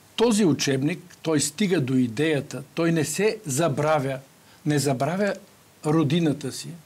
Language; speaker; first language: Bulgarian; native; Bulgarian